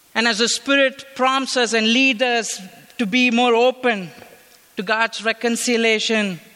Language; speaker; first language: English; non-native, local second language; Tamil